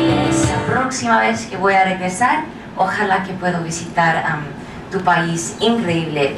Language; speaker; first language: Spanish; non-native, learner; English